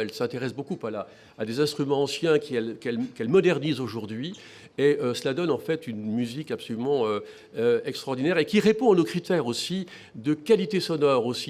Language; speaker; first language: French; native; French